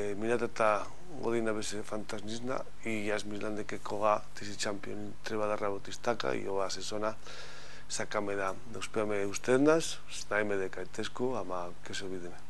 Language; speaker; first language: Macedonian; non-native, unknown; Spanish